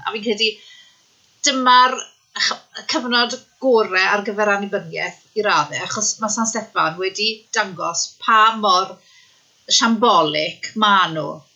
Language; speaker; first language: Welsh; native; Welsh